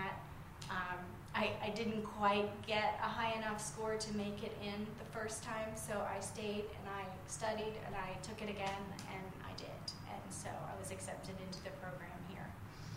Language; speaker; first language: English; native; English